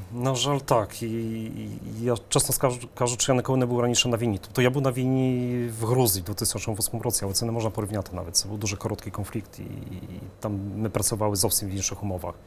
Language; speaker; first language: Ukrainian; early bilingual, heritage; Ukrainian